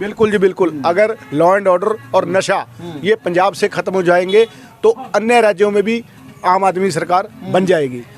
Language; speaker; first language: Hindi; non-native, local second language; Punjabi